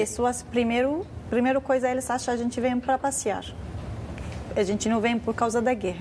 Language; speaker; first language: Portuguese; non-native, learner; Arabic